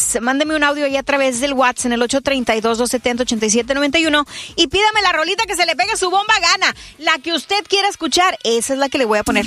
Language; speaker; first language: Spanish; native; Spanish